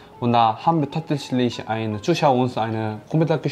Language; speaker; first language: German; non-native, learner; Korean